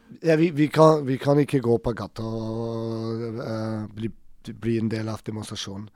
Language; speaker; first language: Norwegian; non-native, learner; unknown